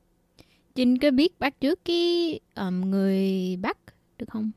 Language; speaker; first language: Vietnamese; early bilingual, heritage; Vietnamese